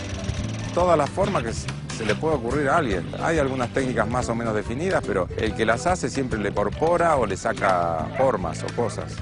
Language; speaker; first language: Spanish; native; Spanish